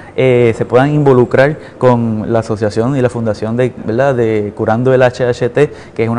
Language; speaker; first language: Spanish; native; Spanish